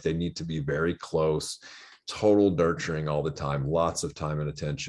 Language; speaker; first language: English; native; English